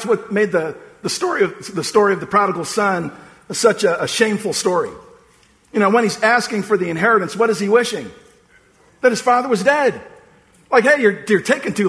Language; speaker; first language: English; native; English